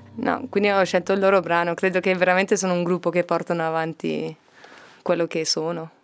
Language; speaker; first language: Italian; non-native, fluent; English